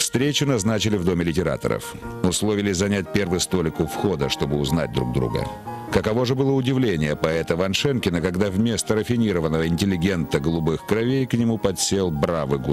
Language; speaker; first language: Russian; native; Russian